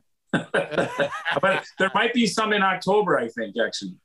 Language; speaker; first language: English; native; English